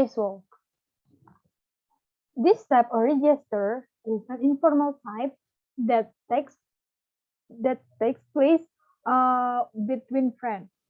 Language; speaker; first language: English; non-native, learner; Balinese